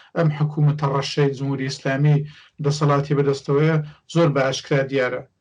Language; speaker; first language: Central Kurdish; native; Central Kurdish